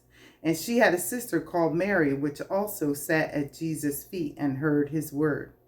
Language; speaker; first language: English; native; English